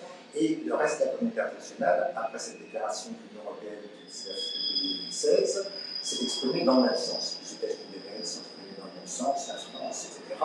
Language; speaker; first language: French; native; French